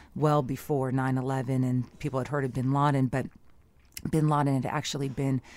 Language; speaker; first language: English; native; English